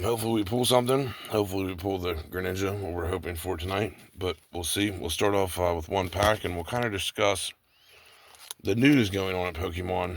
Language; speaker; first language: English; native; English